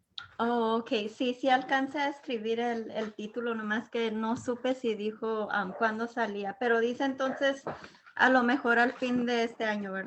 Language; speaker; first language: Spanish; early bilingual, heritage; Spanish